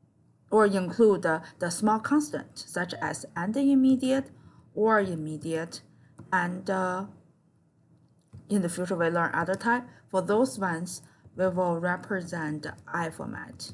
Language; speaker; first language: English; non-native, fluent; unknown